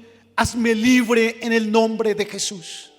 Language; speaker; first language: Spanish; native; Spanish